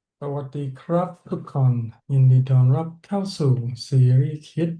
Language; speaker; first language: Thai; non-native, learner; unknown